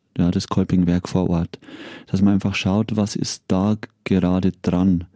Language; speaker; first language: German; native; German